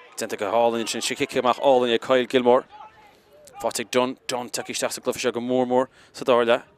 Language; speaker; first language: Irish; native; Irish